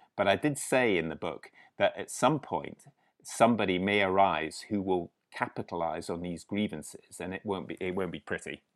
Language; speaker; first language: English; native; English